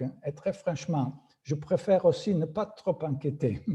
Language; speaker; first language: French; non-native, fluent; Italian